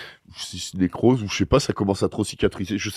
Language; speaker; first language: French; native; French